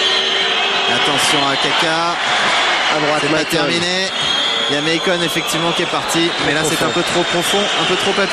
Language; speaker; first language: French; native; French